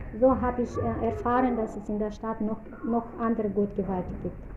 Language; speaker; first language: German; non-native, fluent; Russian